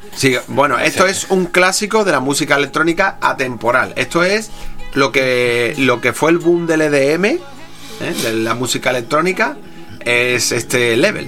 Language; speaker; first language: Spanish; native; Spanish